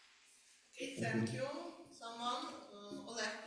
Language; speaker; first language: English; non-native, learner; Ukrainian